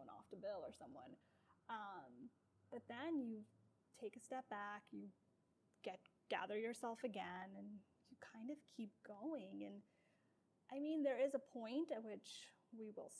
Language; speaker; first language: English; non-native, local second language; Urdu